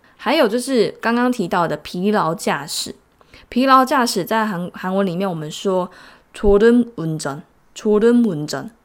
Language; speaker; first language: Chinese; native; Chinese